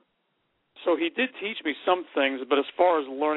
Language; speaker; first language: English; native; English